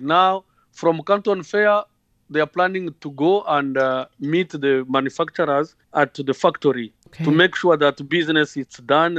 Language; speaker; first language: English; non-native, local second language; Kinyarwanda